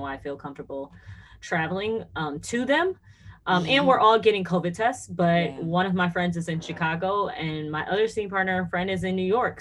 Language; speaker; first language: English; native; English